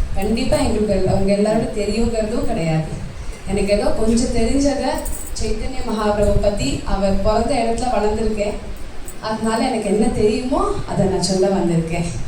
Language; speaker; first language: Tamil; early bilingual, heritage; Tamil